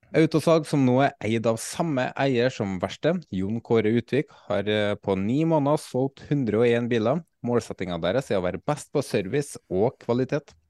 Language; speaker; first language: Norwegian; native; Norwegian